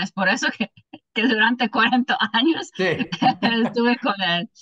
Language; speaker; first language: Spanish; non-native, learner; English